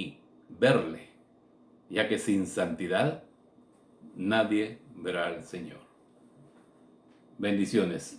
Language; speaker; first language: Spanish; native; Spanish